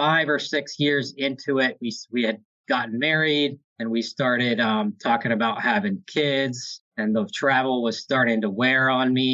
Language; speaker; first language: English; native; English